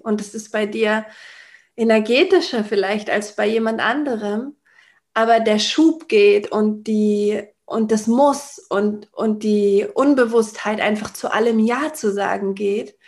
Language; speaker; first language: German; native; German